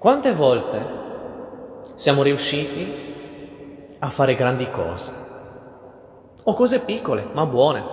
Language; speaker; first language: Italian; non-native, fluent; Portuguese